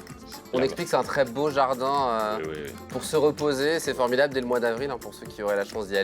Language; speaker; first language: French; native; French